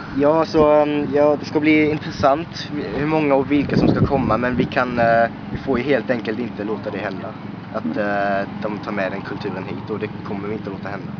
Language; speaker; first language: Swedish; early bilingual, heritage; Swedish